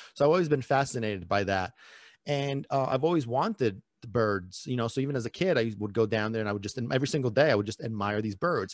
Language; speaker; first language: English; early bilingual, other home language; Italian